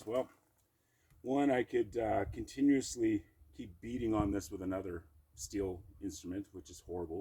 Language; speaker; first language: English; native; English